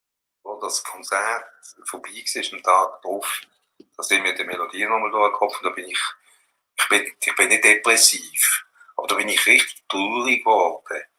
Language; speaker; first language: German; native; German